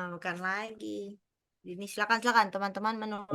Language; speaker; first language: Indonesian; native; Indonesian